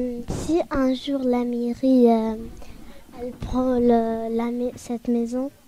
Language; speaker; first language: French; early bilingual, other home language; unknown